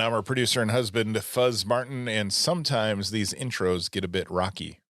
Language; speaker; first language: English; native; English